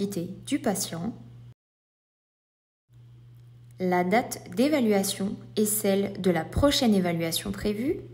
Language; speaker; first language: French; native; French